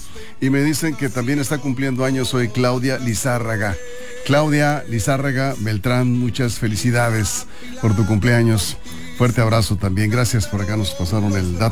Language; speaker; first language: Spanish; native; Spanish